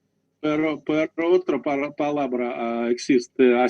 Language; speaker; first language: Spanish; non-native, learner; Russian